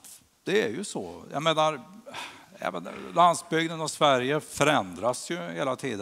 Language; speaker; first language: Swedish; native; Swedish